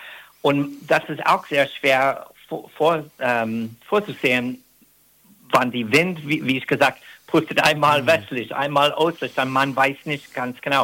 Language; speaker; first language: German; non-native, fluent; English